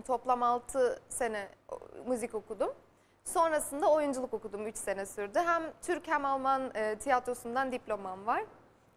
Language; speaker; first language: Turkish; early bilingual, heritage; Turkish